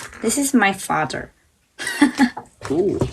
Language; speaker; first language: English; non-native, learner; Korean